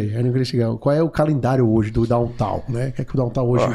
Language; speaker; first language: Portuguese; native; Portuguese